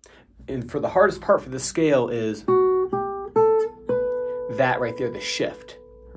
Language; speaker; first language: English; native; English